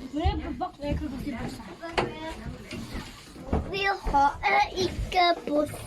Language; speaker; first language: Swedish; early bilingual, other home language; S'gaw Karen